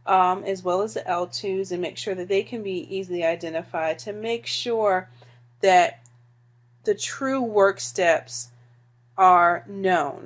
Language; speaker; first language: English; native; English